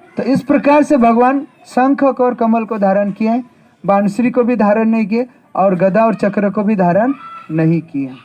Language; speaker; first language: Hindi; non-native, local second language; Marathi